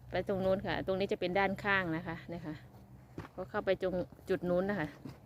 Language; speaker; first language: Thai; native; Thai